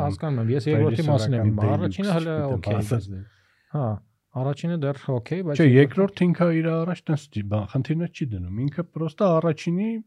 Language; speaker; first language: Armenian; native; Armenian